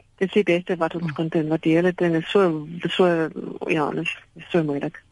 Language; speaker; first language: Afrikaans; non-native, local second language; English